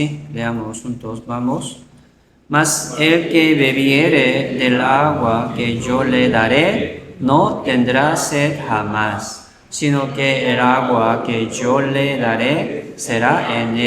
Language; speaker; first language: Spanish; non-native, learner; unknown